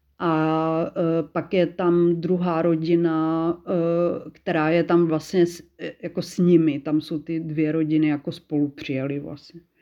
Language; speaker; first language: Czech; native; Czech